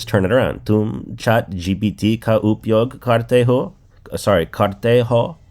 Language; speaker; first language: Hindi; non-native, learner; English